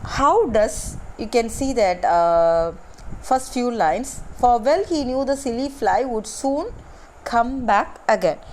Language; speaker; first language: English; non-native, local second language; Tamil